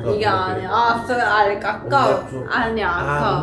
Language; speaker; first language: Korean; native; Korean